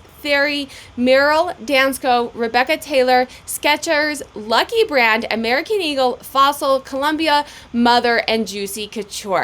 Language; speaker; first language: English; native; English